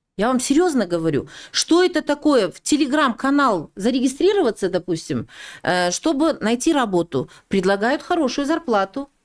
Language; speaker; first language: Russian; non-native, local second language; Kazakh